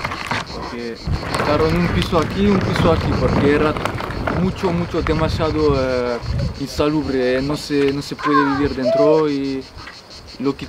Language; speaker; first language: Spanish; non-native, learner; French